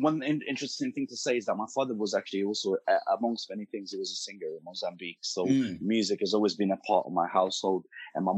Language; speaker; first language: English; early bilingual, other home language; Portuguese